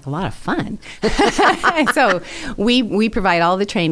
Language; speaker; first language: English; native; English